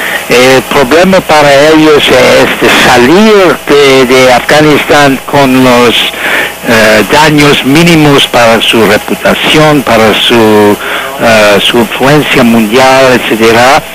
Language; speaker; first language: Spanish; non-native, fluent; French